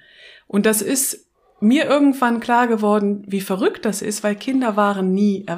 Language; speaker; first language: German; native; German